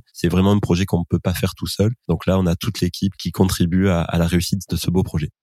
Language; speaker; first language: French; native; French